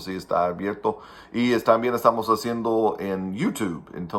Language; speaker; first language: Spanish; non-native, fluent; English